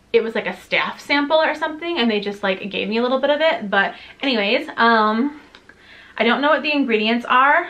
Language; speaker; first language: English; native; English